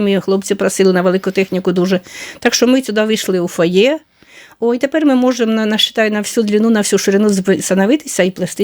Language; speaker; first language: Ukrainian; native; Ukrainian